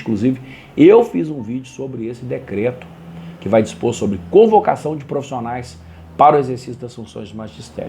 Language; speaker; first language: Portuguese; native; Portuguese